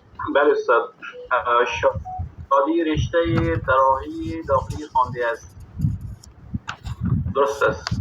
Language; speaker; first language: Persian; non-native, learner; Urdu